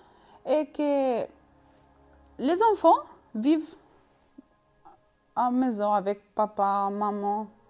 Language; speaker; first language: French; non-native, learner; Albanian